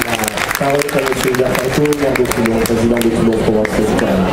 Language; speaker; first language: French; native; French